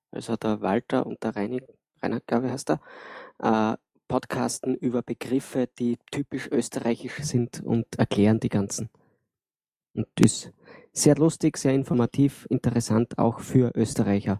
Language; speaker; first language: German; native; German